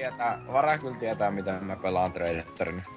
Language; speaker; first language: Finnish; native; Finnish